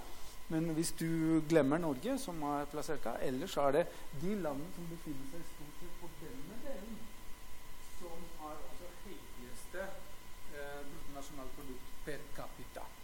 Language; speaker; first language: Norwegian; non-native, fluent; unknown